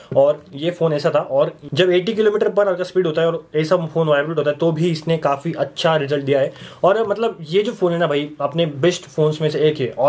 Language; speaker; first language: Hindi; non-native, local second language; Marathi